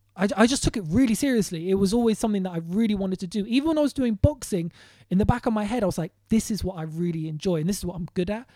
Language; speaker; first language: English; native; English